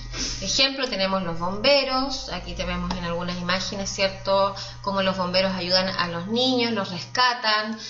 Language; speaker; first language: Spanish; native; Spanish